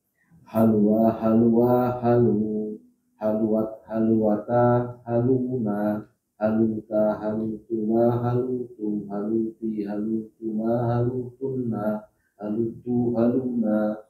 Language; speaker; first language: Arabic; non-native, learner; Indonesian